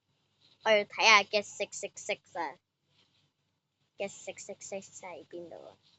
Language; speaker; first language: Chinese; native; Chinese